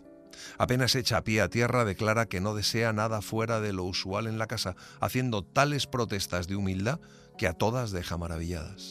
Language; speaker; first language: Spanish; native; Spanish